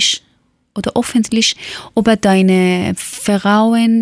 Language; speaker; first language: German; non-native, fluent; Persian